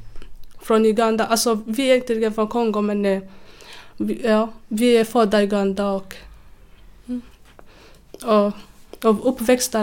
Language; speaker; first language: Swedish; non-native, fluent; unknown